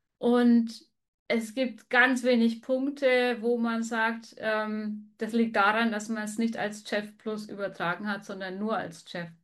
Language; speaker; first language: German; native; German